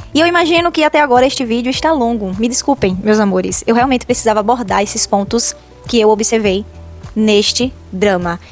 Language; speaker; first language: Portuguese; native; Portuguese